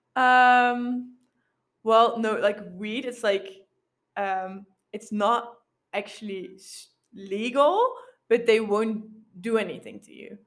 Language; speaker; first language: English; non-native, fluent; Dutch